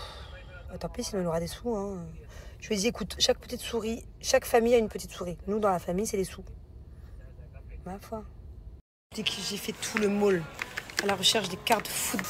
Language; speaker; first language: French; native; French